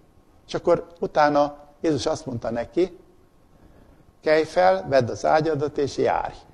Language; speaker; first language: Hungarian; native; Hungarian